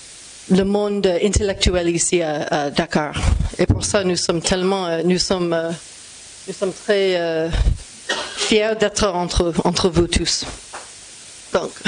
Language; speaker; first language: French; non-native, fluent; English